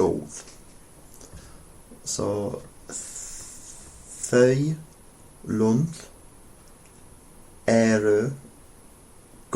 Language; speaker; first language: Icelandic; non-native, learner; English